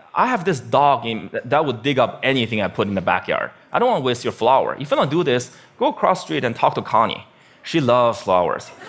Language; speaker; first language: English; non-native, fluent; Chinese